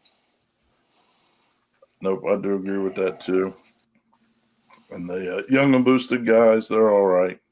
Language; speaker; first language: English; native; English